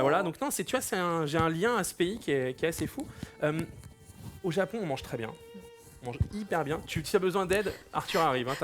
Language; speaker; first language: French; native; French